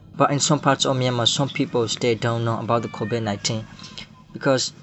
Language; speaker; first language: English; non-native, learner; Burmese